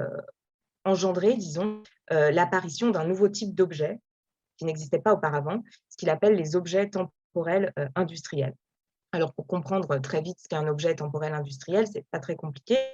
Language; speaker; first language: French; native; French